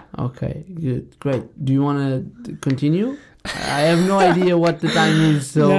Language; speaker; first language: English; non-native, fluent; Portuguese